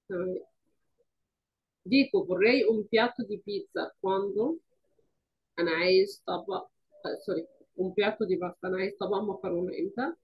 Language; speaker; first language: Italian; non-native, fluent; Arabic